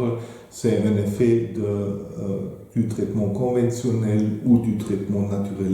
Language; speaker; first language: French; non-native, fluent; German